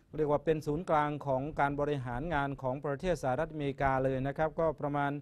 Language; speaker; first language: Thai; native; Thai